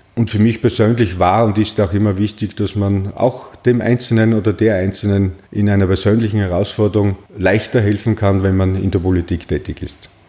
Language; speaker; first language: German; native; German